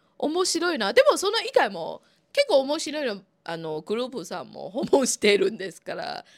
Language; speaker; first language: Japanese; non-native, fluent; Chinese